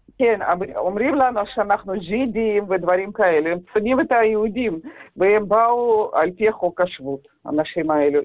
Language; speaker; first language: Hebrew; non-native, fluent; Russian